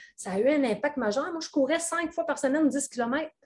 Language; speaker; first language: French; native; French